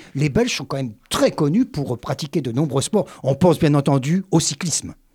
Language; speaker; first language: French; native; French